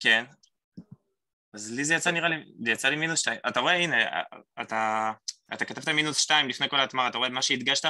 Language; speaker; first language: Hebrew; native; Hebrew